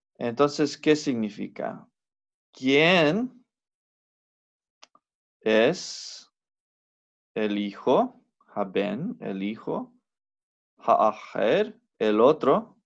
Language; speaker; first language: Spanish; non-native, fluent; English